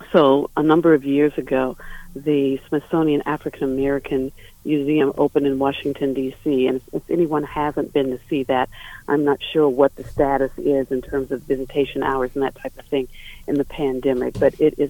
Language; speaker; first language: English; native; English